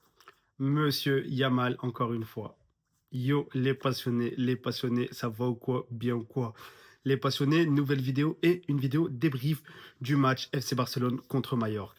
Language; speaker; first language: French; native; French